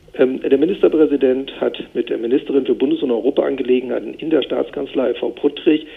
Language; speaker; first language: German; native; German